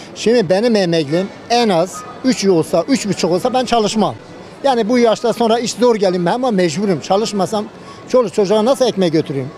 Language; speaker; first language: Turkish; native; Turkish